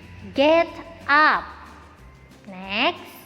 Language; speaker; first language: English; non-native, fluent; Indonesian